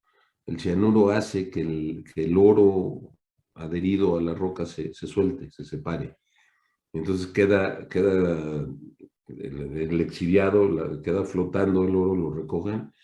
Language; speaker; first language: Spanish; native; Spanish